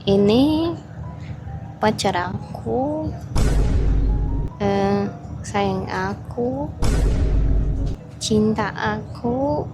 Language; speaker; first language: Indonesian; non-native, learner; Czech